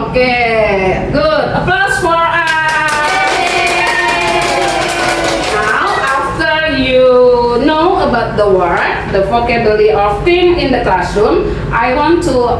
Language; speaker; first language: English; non-native, learner; Indonesian